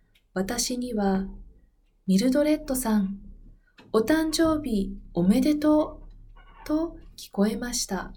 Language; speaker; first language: Japanese; non-native, learner; Spanish